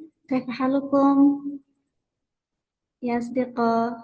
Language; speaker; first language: Arabic; non-native, fluent; Indonesian